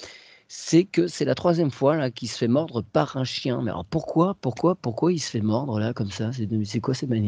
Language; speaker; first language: French; native; French